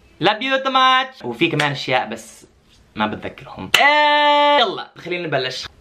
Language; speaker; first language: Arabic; non-native, fluent; English